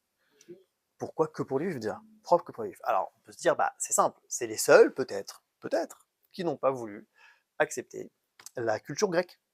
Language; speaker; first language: French; native; French